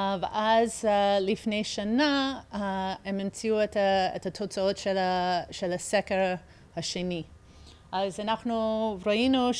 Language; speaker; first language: Hebrew; early bilingual, heritage; English